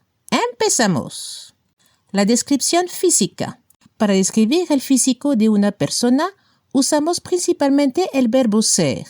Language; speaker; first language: Spanish; non-native, fluent; French